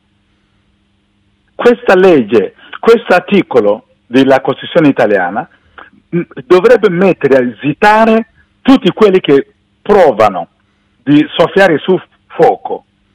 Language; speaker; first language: Italian; non-native, fluent; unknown